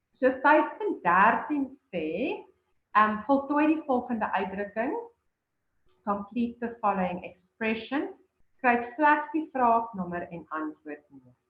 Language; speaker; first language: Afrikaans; native; Afrikaans